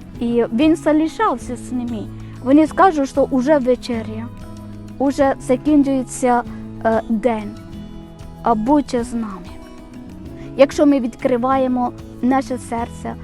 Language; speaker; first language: Ukrainian; non-native, fluent; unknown